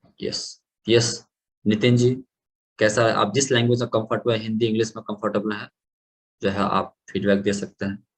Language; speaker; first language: Hindi; native; Hindi